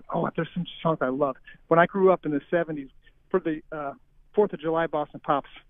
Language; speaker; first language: English; native; English